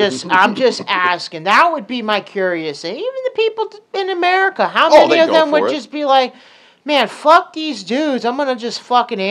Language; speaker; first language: English; native; English